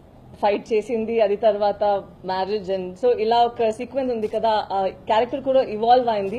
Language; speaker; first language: Telugu; non-native, fluent; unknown